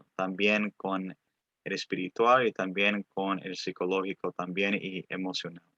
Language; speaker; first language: Spanish; early bilingual, other home language; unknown